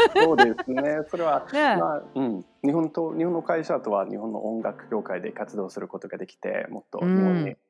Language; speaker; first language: Japanese; non-native, fluent; English